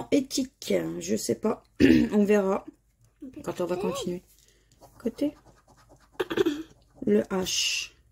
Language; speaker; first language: French; native; French